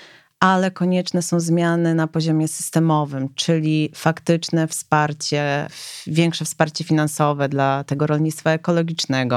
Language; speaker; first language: Polish; native; Polish